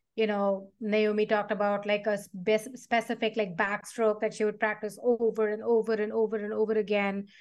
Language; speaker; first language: English; non-native, local second language; Tamil